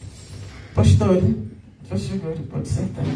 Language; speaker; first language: Portuguese; non-native, local second language; Lingala